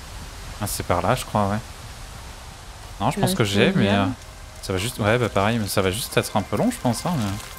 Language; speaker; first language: French; native; French